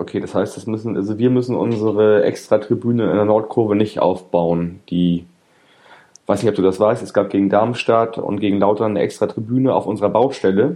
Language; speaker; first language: German; native; German